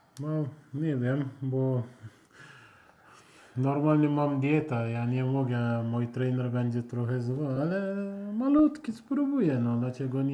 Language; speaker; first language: Polish; non-native, learner; Turkish